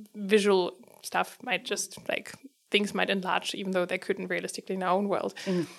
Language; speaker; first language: English; non-native, fluent; German